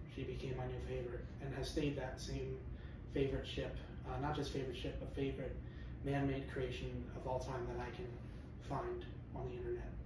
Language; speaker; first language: English; native; English